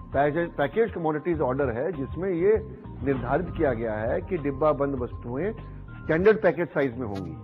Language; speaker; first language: Hindi; native; Hindi